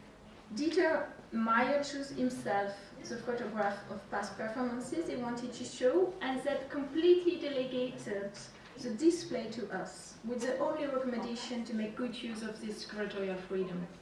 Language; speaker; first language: English; non-native, fluent; French